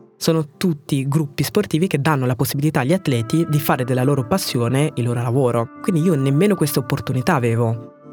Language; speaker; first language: Italian; early bilingual, other home language; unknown